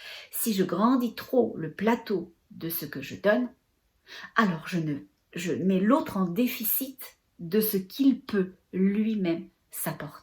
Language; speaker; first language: French; native; French